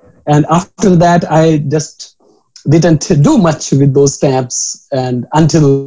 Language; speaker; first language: English; non-native, local second language; Urdu